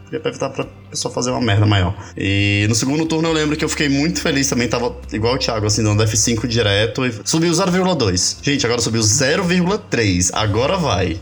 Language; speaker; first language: Portuguese; native; Portuguese